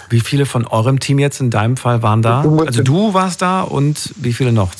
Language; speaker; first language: German; native; German